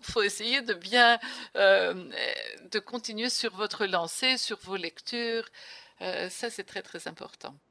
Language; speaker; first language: French; non-native, fluent; Greek